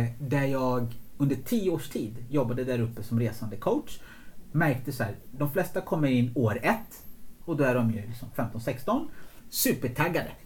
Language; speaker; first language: Swedish; early bilingual, other home language; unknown